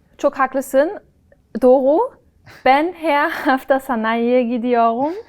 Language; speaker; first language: Turkish; non-native, learner; German